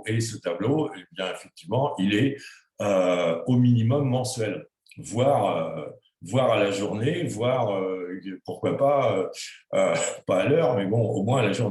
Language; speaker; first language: French; native; French